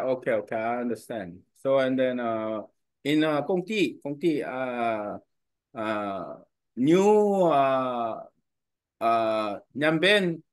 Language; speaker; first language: English; non-native, learner; Korean